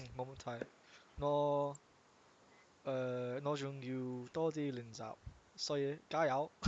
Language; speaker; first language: Cantonese; non-native, learner; English